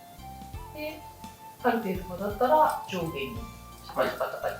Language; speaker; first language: Japanese; native; Japanese